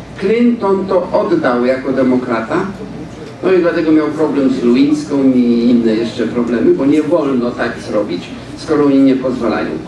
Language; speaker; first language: Polish; native; Polish